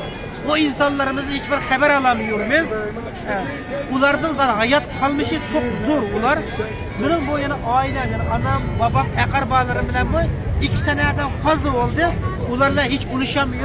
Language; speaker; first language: Turkish; non-native, learner; Uyghur